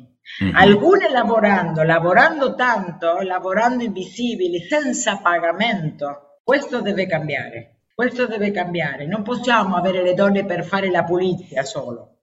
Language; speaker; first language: Italian; non-native, learner; Spanish